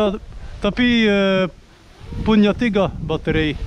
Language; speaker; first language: Indonesian; non-native, learner; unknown